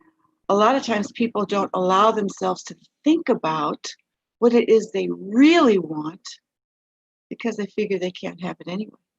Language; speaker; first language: English; native; English